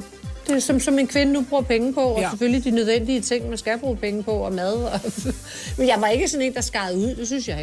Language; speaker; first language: Danish; native; Danish